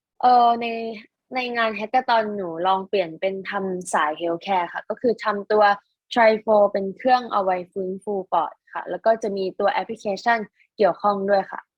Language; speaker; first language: Thai; native; Thai